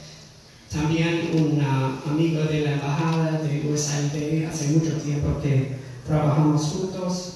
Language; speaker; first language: Spanish; non-native, fluent; English